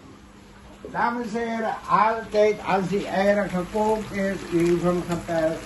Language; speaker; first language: Dutch; non-native, local second language; Caribbean Hindustani